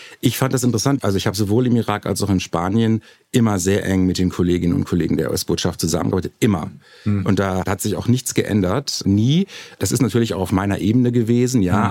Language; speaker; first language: German; native; German